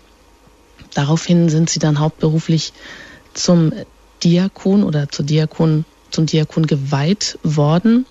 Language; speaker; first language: German; native; German